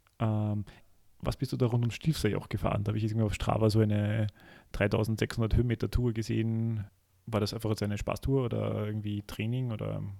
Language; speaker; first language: German; native; German